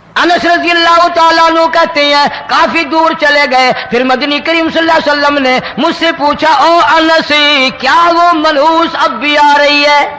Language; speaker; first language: Urdu; non-native, local second language; Saraiki